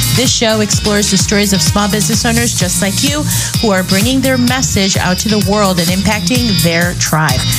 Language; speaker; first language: English; native; English